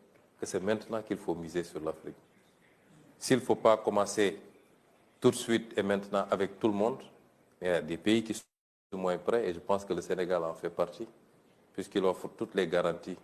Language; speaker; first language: French; non-native, local second language; Wolof